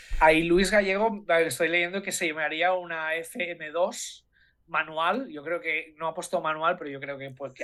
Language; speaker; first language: Spanish; native; Spanish